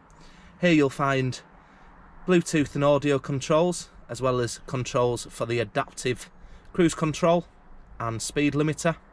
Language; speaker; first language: English; native; English